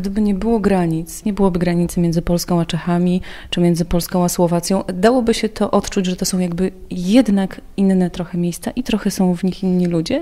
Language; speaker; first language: Polish; native; Polish